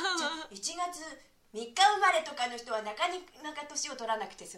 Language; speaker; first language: Japanese; native; Japanese